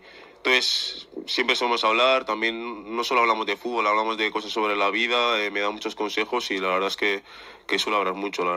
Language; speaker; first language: Spanish; early bilingual, other home language; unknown